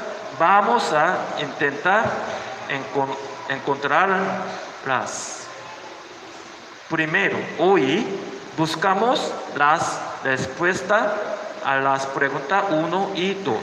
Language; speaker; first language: Spanish; non-native, learner; Korean